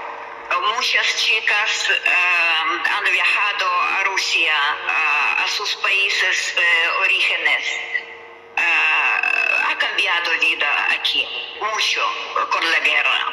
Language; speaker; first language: Spanish; non-native, learner; Russian